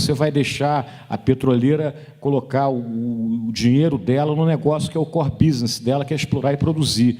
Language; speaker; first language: Portuguese; native; Portuguese